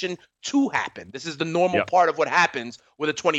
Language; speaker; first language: English; native; English